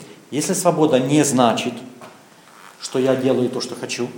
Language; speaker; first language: Czech; non-native, learner; Russian